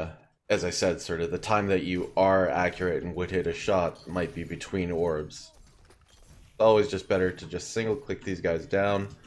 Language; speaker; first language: English; native; English